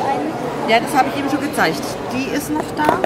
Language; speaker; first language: German; native; German